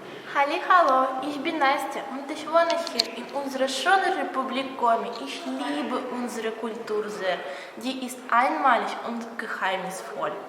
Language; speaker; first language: German; non-native, fluent; Russian